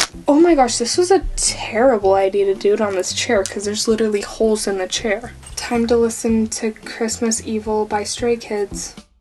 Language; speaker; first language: English; native; English